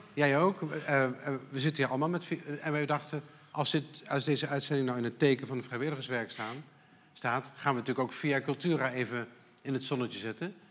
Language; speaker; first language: Dutch; native; Dutch